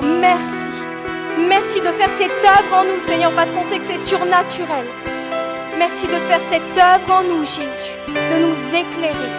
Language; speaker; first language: French; native; French